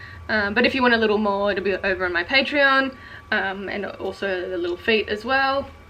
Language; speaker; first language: English; native; English